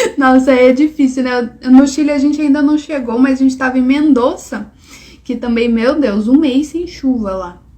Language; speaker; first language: Portuguese; native; Portuguese